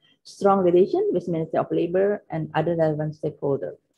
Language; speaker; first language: English; non-native, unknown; Indonesian